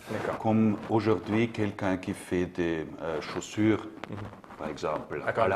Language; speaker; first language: French; non-native, learner; German